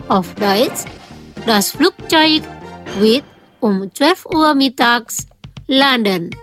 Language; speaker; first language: German; non-native, fluent; Indonesian